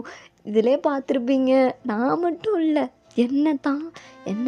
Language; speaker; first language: Tamil; native; Tamil